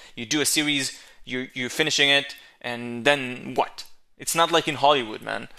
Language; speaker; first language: English; non-native, fluent; Hebrew